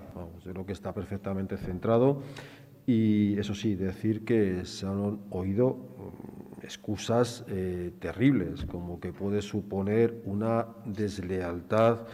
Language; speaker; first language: Spanish; native; Spanish